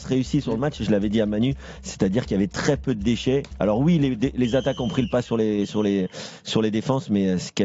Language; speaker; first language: French; native; French